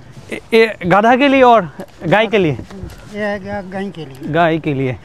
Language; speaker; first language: Hindi; non-native, learner; Bangla